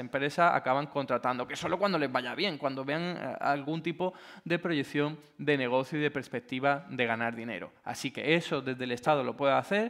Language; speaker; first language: Spanish; native; Spanish